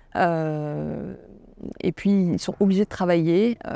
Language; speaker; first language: French; native; French